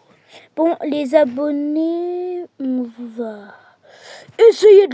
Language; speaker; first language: French; native; French